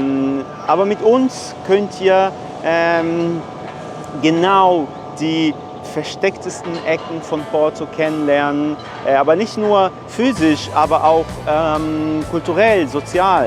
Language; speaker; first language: German; non-native, learner; Portuguese